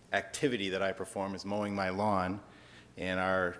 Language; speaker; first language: English; native; English